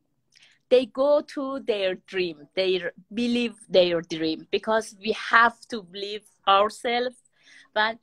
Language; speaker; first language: English; non-native, learner; Persian